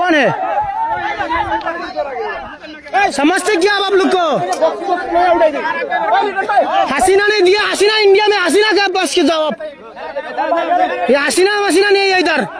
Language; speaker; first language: Hindi; non-native, learner; Bangla